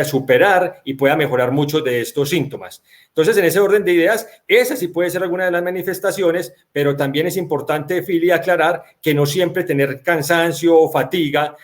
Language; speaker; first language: Spanish; native; Spanish